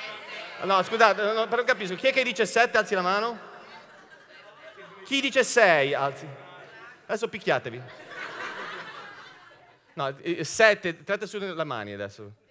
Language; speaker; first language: Italian; native; Italian